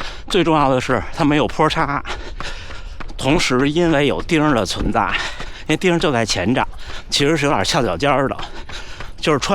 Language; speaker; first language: Chinese; native; Chinese